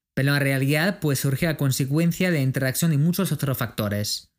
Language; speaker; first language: Spanish; non-native, fluent; French